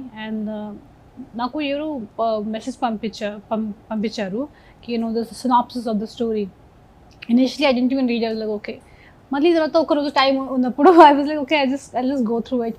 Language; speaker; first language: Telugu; non-native, fluent; Hindi